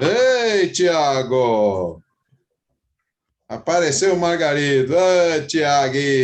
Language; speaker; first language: Portuguese; native; Portuguese